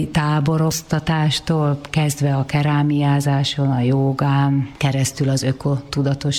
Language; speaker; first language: Hungarian; native; Hungarian